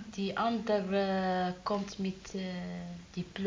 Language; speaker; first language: Dutch; non-native, learner; Arabic